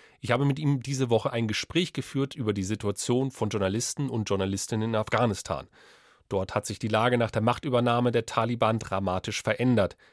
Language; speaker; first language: German; native; German